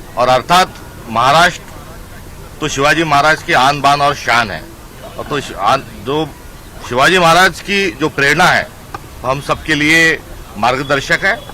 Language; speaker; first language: Hindi; non-native, local second language; Marathi